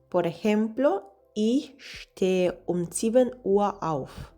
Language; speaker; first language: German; non-native, fluent; Spanish